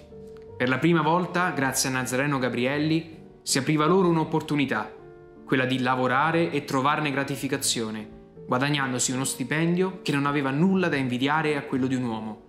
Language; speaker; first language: Italian; native; Italian